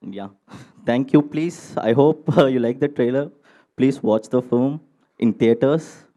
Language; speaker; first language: Telugu; early bilingual, heritage; Telugu